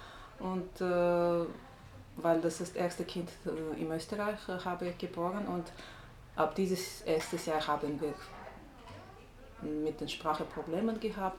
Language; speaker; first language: German; non-native, learner; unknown